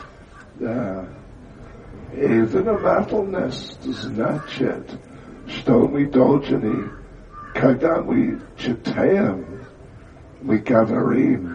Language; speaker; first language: Russian; non-native, learner; English